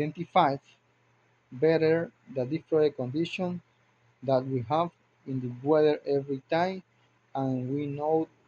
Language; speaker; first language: English; non-native, learner; Spanish